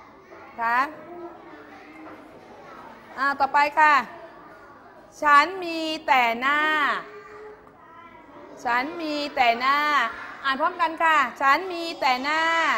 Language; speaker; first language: Thai; native; Thai